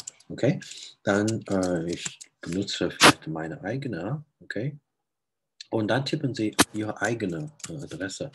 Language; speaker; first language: German; non-native, fluent; Chinese